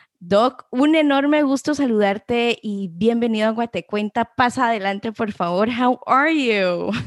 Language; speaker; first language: Spanish; early bilingual, heritage; Spanish